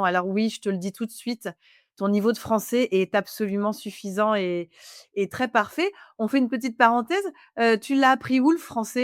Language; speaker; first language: French; native; French